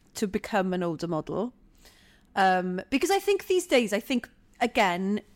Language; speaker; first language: English; non-native, local second language; Welsh